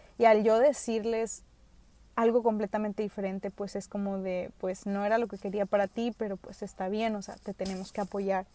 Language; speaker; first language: Spanish; early bilingual, other home language; English